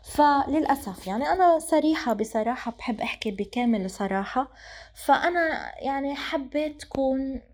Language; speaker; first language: Arabic; native; Arabic